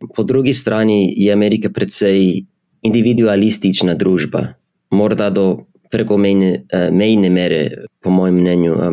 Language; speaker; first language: Slovenian; non-native, fluent; English